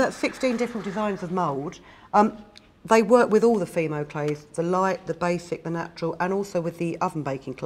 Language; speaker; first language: English; native; English